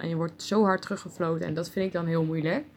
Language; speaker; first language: Dutch; native; Dutch